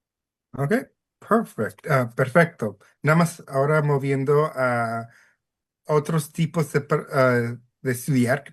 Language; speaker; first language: Spanish; early bilingual, heritage; Spanish